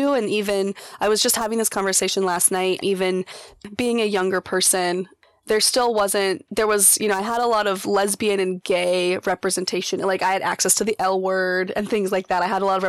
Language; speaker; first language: English; native; English